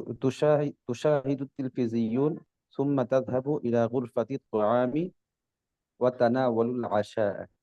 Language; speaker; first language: Arabic; non-native, learner; Bangla